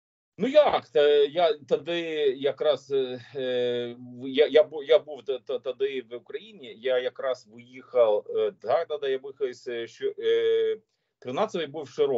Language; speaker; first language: Ukrainian; non-native, learner; Swedish